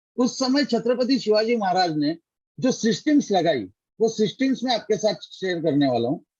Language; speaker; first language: Hindi; non-native, local second language; Marathi